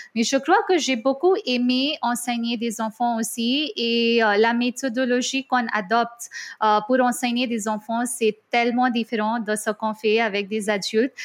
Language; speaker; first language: French; non-native, fluent; Hindi